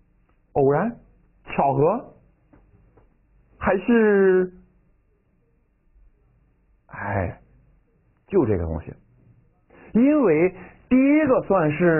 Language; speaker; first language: Chinese; native; Chinese